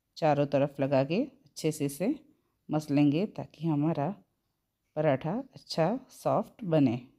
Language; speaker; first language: Hindi; non-native, local second language; Gujarati